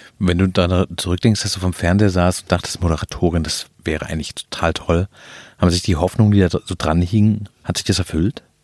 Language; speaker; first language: German; native; German